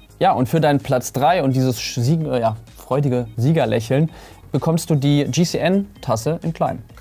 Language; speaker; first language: German; native; German